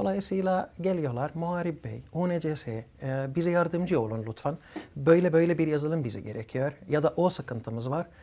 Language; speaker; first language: Turkish; early bilingual, other home language; Arabic